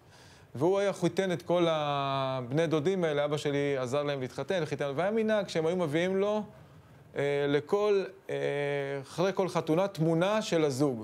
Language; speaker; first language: Hebrew; native; Hebrew